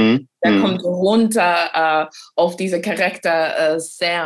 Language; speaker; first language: German; non-native, fluent; English